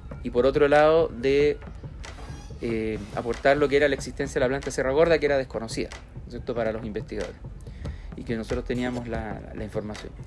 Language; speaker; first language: Spanish; native; Spanish